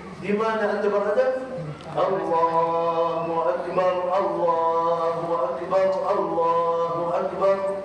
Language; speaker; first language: Malay; non-native, fluent; Arabic